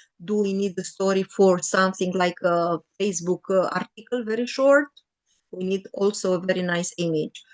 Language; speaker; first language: English; non-native, learner; Romanian